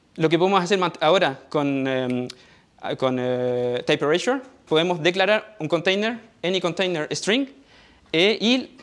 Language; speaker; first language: Spanish; native; Spanish